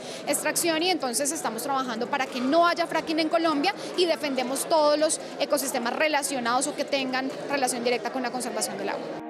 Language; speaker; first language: Spanish; native; Spanish